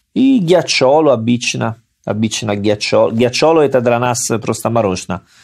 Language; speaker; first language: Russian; non-native, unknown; Italian